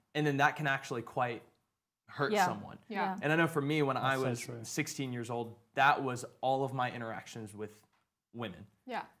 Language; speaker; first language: English; native; English